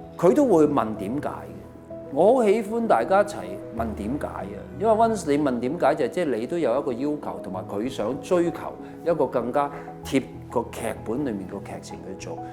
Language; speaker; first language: Cantonese; native; Cantonese